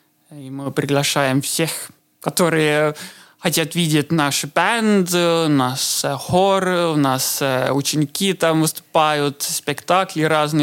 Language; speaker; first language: Russian; non-native, learner; Estonian